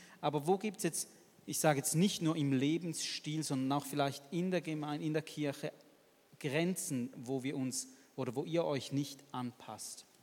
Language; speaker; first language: German; native; German